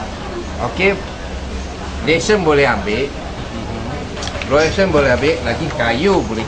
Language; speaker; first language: Indonesian; non-native, local second language; Chinese